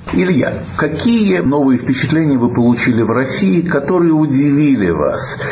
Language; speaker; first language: Russian; native; Russian